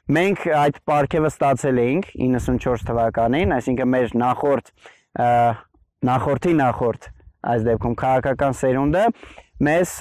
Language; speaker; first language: Armenian; native; Armenian